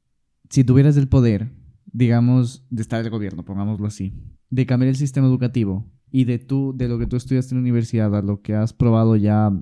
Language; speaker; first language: Spanish; native; Spanish